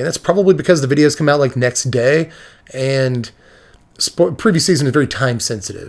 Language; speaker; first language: English; native; English